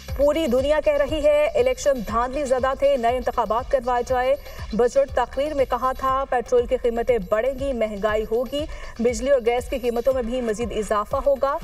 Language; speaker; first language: Urdu; native; Urdu